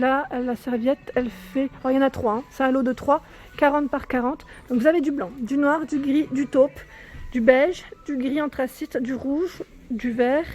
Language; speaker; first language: French; native; French